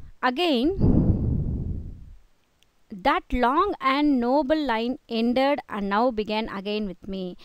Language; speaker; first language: English; non-native, local second language; Tamil